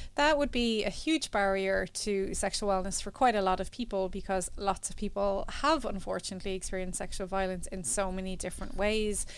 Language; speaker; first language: English; native; English